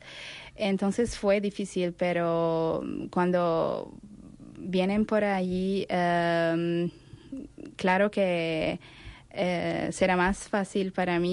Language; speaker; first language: Spanish; non-native, learner; Arabic